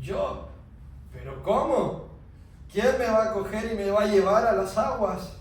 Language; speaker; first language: Spanish; native; Spanish